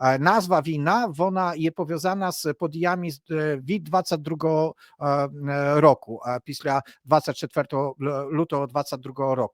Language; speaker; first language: Polish; non-native, learner; Ukrainian